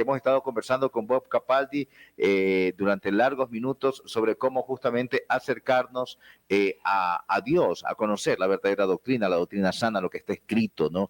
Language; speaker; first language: Spanish; native; Spanish